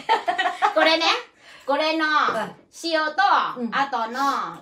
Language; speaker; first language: Japanese; non-native, learner; Vietnamese